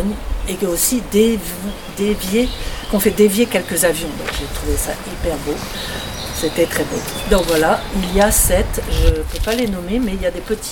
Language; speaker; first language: French; non-native, local second language; Arabic